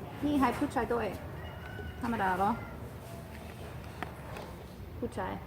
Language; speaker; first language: Thai; non-native, learner; English